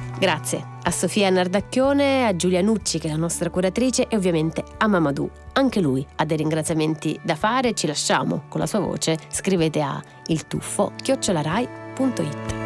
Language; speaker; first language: Italian; native; Italian